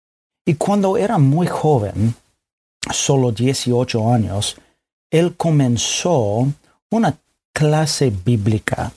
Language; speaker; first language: Spanish; non-native, fluent; English